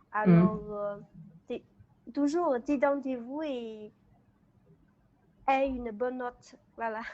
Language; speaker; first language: French; non-native, learner; Chinese